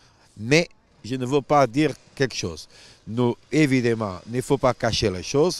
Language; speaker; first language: French; non-native, fluent; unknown